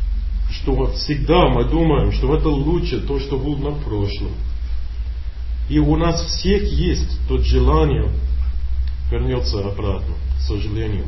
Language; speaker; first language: Russian; non-native, learner; English